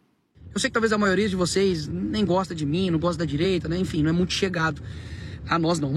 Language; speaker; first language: Portuguese; native; Portuguese